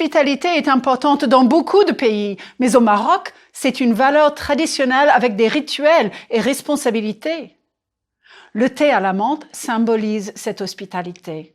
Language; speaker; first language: French; non-native, fluent; English